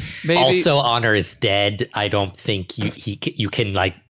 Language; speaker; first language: English; native; English